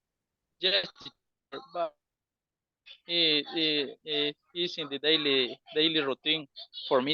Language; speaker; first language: English; non-native, learner; Spanish